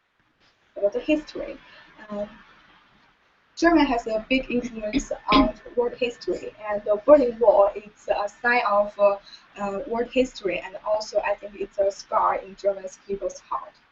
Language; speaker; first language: English; non-native, learner; Chinese